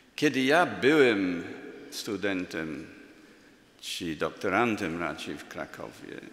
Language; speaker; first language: Polish; non-native, fluent; English